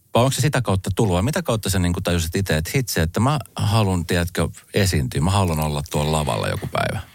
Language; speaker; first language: Finnish; native; Finnish